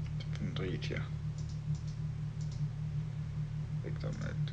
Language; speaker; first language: German; native; German